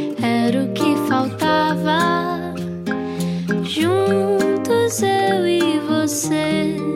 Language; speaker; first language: Portuguese; native; Portuguese